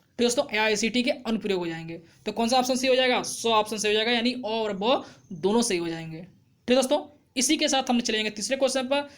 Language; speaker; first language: Hindi; native; Hindi